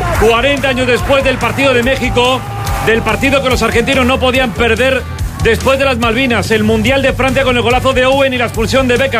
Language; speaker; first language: Spanish; native; Spanish